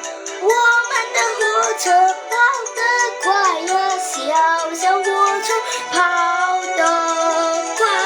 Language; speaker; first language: Chinese; non-native, local second language; Cantonese